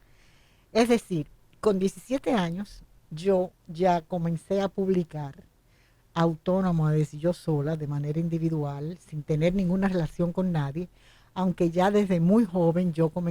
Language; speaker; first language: Spanish; native; Spanish